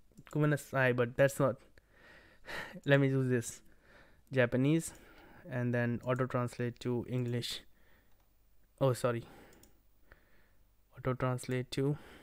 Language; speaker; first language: English; non-native, local second language; Hindi